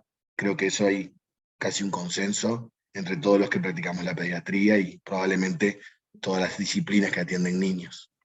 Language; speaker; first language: Spanish; native; Spanish